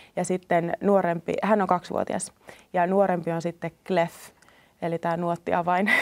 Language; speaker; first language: Finnish; native; Finnish